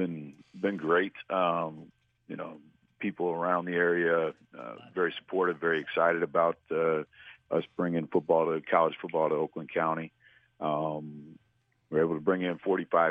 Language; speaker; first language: English; native; English